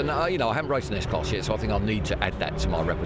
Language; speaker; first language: English; native; English